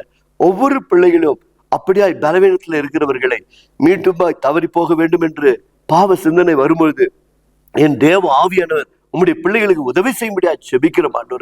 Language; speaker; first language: Tamil; native; Tamil